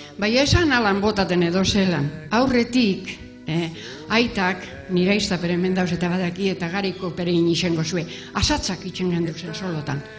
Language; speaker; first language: Basque; native; Basque